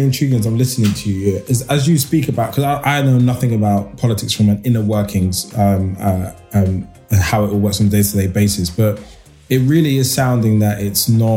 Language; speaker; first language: English; native; English